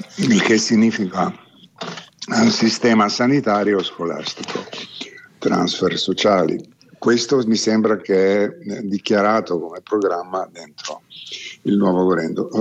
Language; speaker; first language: Italian; non-native, fluent; Slovenian